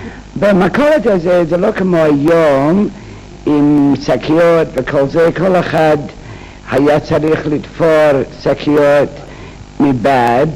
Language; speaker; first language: Hebrew; non-native, fluent; English